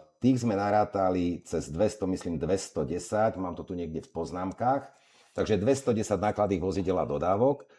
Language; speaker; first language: Slovak; native; Slovak